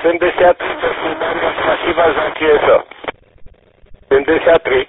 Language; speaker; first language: Russian; non-native, learner; Romanian